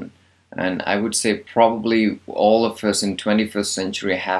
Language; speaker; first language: English; non-native, local second language; Malayalam